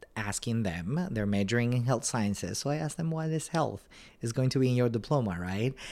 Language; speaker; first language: English; non-native, fluent; Spanish